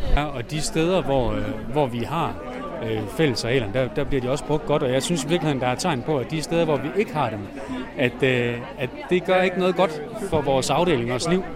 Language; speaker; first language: Danish; native; Danish